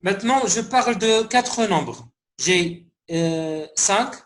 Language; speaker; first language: French; non-native, local second language; Arabic